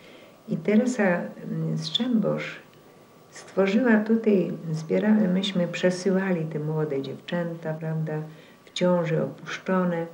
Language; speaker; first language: Polish; native; Polish